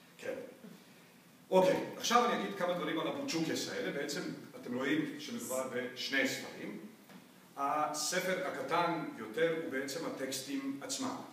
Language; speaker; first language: Hebrew; non-native, fluent; Bosnian